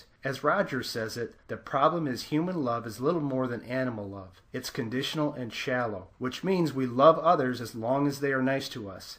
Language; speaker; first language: English; native; English